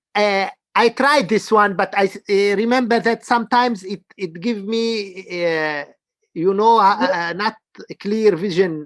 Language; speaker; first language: English; non-native, learner; Arabic